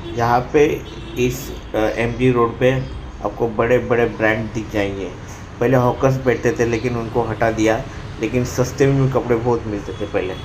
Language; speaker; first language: Hindi; non-native, local second language; Marathi